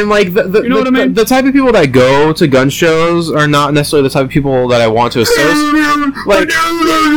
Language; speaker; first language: English; native; English